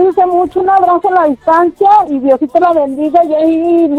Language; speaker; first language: Spanish; native; Spanish